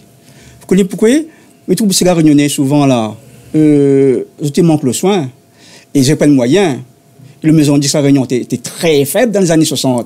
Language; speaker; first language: French; non-native, local second language; Réunion Creole French